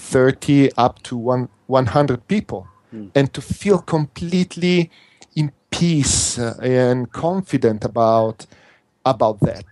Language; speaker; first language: English; non-native, fluent; Italian